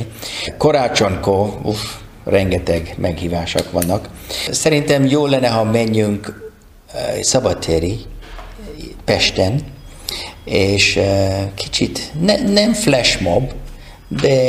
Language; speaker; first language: Hungarian; non-native, learner; English